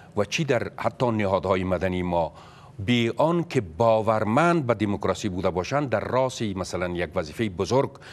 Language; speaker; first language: Persian; native; Persian